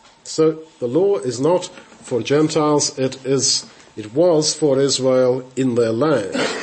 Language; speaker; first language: English; native; English